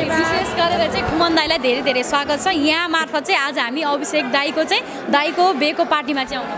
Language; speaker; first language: Nepali; native; Nepali